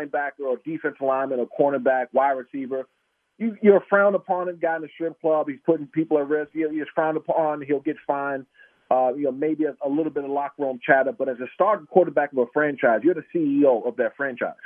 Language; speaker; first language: English; native; English